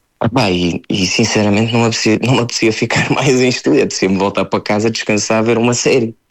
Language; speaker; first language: Portuguese; early bilingual, heritage; French